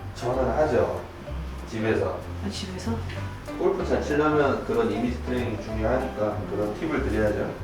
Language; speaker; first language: Korean; native; Korean